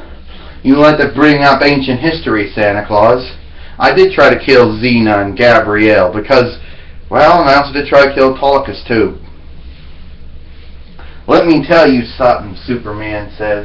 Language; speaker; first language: English; native; English